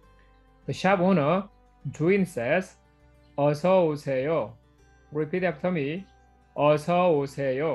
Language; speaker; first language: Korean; non-native, fluent; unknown